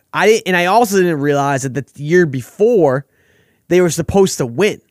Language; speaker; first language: English; native; English